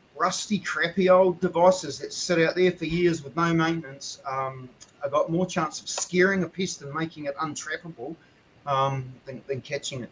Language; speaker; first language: English; native; English